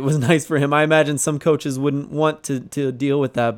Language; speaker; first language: English; native; English